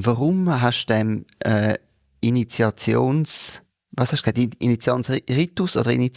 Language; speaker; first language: German; native; German